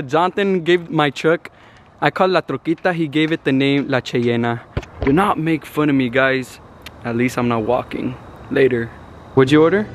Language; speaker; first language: English; early bilingual, other home language; Spanish